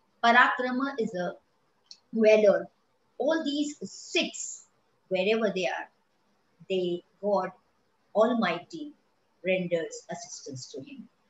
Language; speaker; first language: English; non-native, local second language; Kachhi